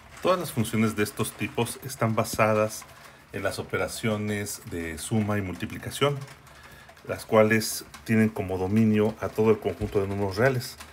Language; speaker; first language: Spanish; native; Spanish